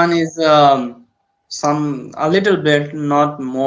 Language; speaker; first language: English; non-native, learner; Urdu